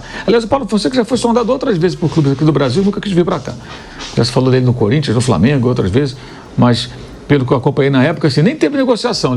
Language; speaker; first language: Portuguese; native; Portuguese